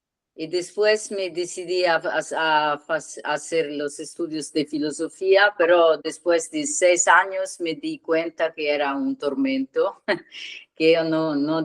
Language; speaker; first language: Spanish; non-native, learner; Italian